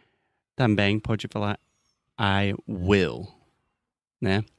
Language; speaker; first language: Portuguese; non-native, fluent; English